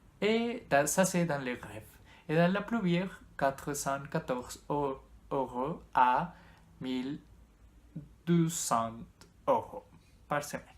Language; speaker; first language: French; non-native, learner; Spanish